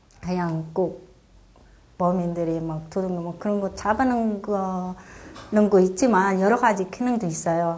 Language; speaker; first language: Korean; non-native, fluent; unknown